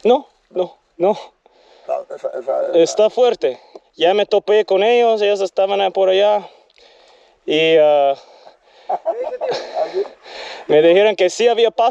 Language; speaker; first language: Spanish; non-native, learner; English